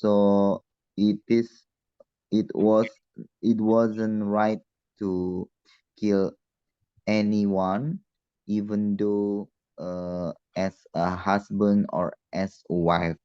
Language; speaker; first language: English; non-native, learner; Indonesian